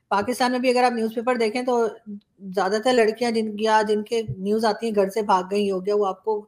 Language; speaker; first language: Urdu; native; Urdu